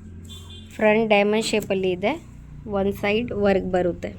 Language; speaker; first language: Kannada; non-native, local second language; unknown